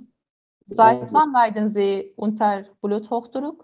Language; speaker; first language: German; non-native, learner; Turkish